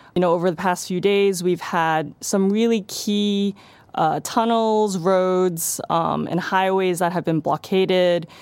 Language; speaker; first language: English; non-native, local second language; Cantonese